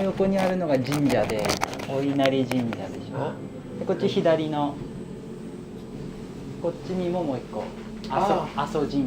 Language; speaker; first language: Japanese; native; Japanese